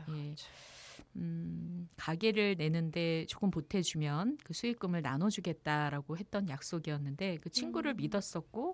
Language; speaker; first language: Korean; native; Korean